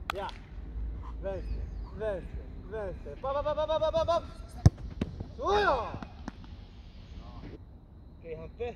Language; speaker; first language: Swedish; non-native, learner; Serbian